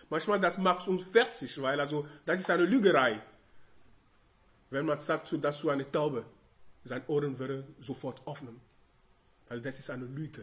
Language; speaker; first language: German; non-native, learner; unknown